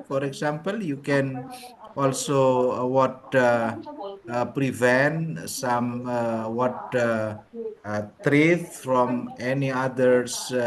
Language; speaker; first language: English; non-native, learner; Indonesian